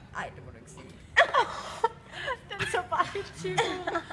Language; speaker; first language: Danish; native; Danish